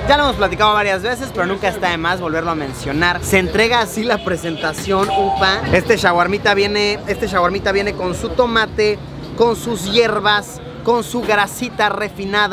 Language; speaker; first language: Spanish; native; Spanish